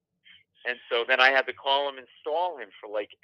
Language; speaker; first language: English; native; English